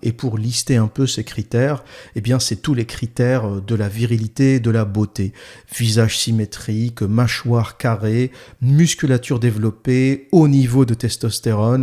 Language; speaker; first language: French; native; French